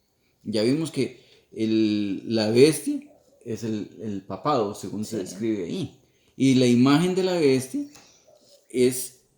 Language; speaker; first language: Spanish; native; Spanish